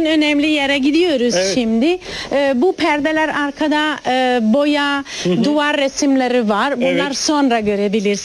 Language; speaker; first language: Turkish; non-native, learner; Italian